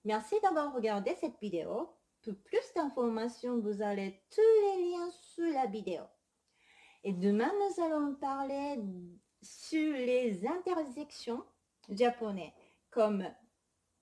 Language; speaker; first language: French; non-native, fluent; Japanese